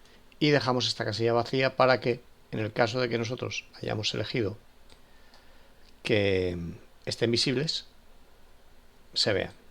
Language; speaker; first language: Spanish; native; Spanish